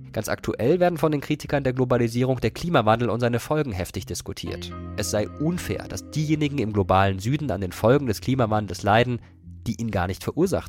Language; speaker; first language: German; native; German